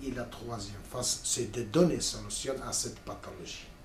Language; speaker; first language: French; non-native, learner; Spanish